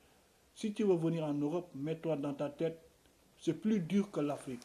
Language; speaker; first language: French; non-native, local second language; Wolof